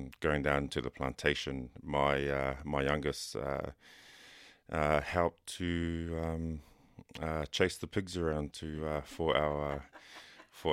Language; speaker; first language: English; native; English